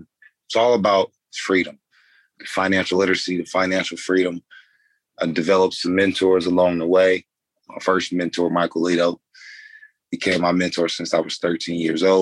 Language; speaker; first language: English; native; English